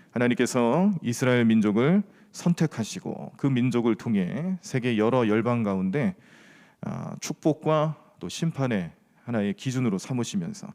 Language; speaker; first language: Korean; native; Korean